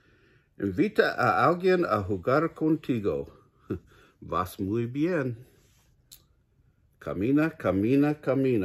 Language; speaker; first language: Spanish; non-native, learner; English